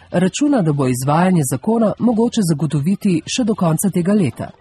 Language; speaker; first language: Slovenian; native; Slovenian